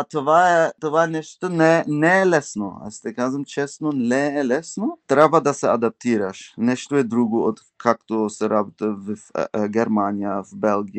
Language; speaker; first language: Bulgarian; early bilingual, heritage; Bulgarian